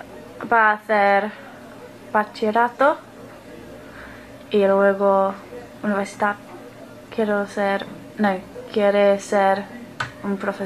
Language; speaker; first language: Spanish; non-native, learner; English